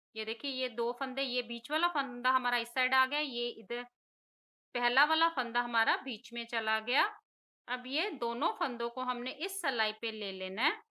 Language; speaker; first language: Hindi; native; Hindi